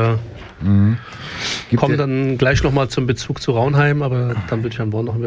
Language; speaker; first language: German; native; German